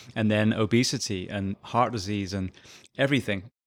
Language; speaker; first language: English; native; English